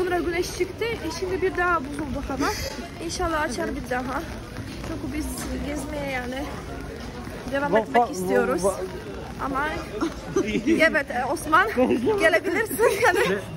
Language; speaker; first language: Turkish; non-native, learner; Polish